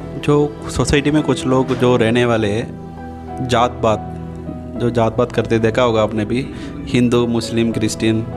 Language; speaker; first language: Hindi; non-native, local second language; Tamil